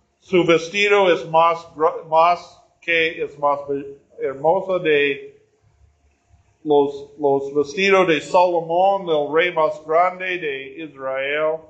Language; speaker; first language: Spanish; non-native, learner; English